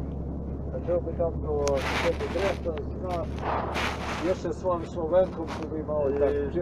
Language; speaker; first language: Russian; non-native, learner; Polish